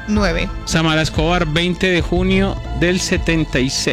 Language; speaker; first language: Spanish; native; Spanish